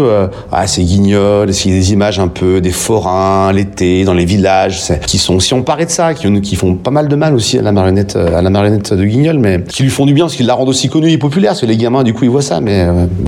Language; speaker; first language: French; native; French